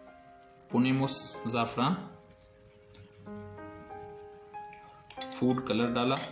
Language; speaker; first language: Spanish; non-native, learner; Urdu